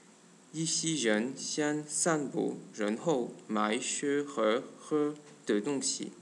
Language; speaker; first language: Chinese; non-native, learner; French